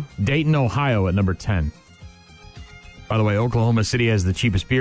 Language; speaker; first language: English; native; English